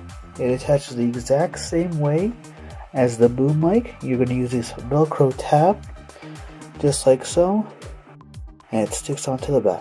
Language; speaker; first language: English; native; English